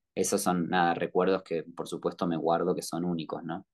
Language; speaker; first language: Spanish; native; Spanish